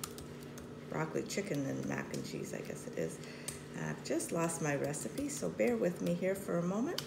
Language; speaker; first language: English; native; English